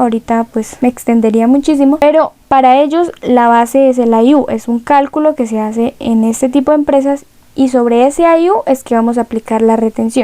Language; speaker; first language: Spanish; native; Spanish